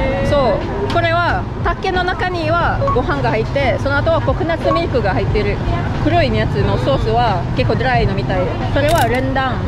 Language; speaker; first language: Japanese; non-native, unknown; Malay